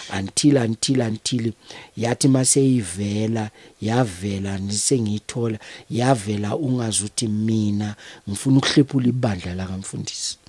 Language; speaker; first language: Zulu; native; Zulu